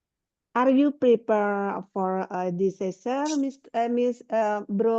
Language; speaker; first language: English; non-native, learner; Indonesian